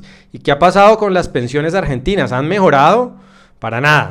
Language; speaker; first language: Spanish; native; Spanish